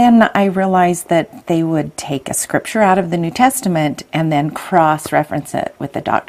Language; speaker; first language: English; native; English